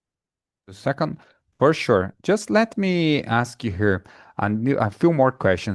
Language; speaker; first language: English; non-native, fluent; Portuguese